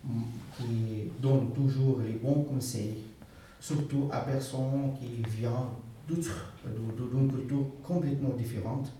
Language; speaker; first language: French; non-native, fluent; Arabic